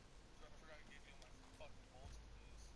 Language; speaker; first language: English; native; English